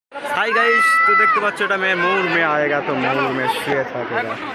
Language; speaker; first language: Hindi; non-native, learner; Bangla